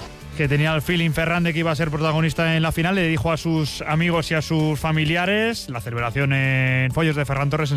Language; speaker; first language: Spanish; native; Spanish